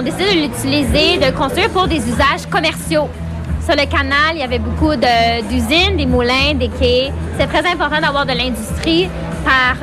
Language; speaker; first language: French; native; French